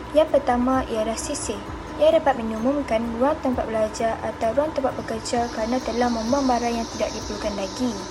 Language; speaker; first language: Malay; native; Malay